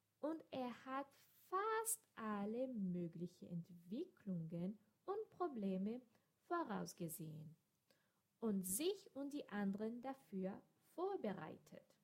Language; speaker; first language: German; non-native, fluent; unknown